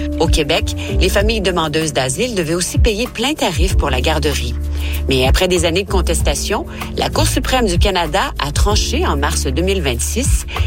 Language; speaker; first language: French; native; French